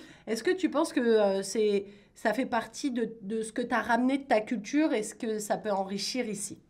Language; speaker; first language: French; native; French